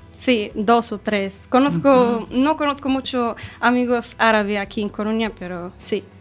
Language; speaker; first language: Spanish; non-native, learner; Arabic